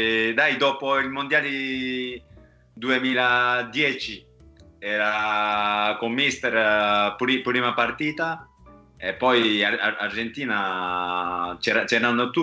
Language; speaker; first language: Italian; non-native, fluent; Japanese